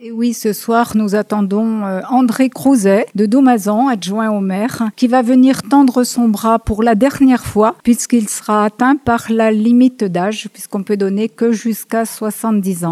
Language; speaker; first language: French; native; French